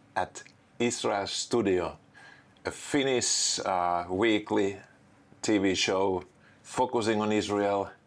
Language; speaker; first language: English; non-native, fluent; Finnish